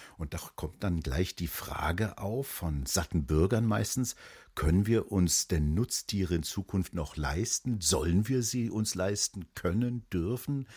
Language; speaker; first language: German; native; German